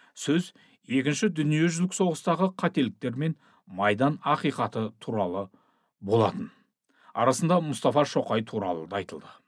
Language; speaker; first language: Kazakh; native; Kazakh